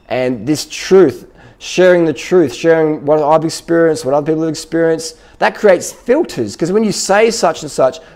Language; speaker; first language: English; native; English